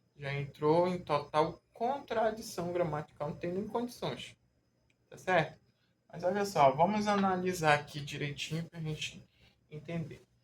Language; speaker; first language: Portuguese; native; Portuguese